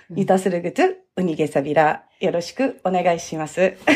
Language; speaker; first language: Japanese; early bilingual, heritage; English